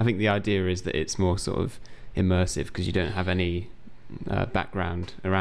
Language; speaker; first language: English; native; English